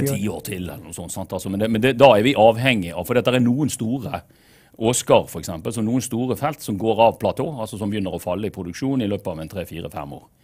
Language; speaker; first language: Norwegian; native; Norwegian